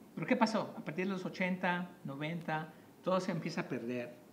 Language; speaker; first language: Spanish; native; Spanish